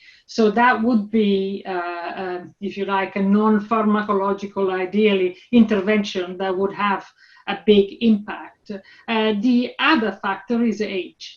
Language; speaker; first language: English; non-native, fluent; Italian